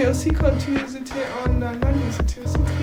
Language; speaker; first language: French; non-native, learner; German